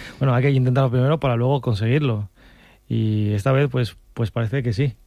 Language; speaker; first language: Spanish; non-native, fluent; Chinese